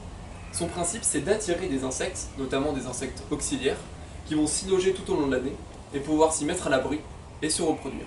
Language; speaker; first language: French; native; French